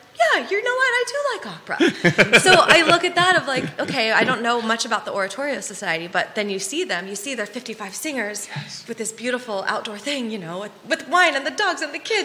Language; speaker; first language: English; native; English